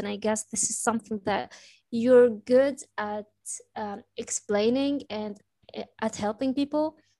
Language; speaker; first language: English; non-native, fluent; Arabic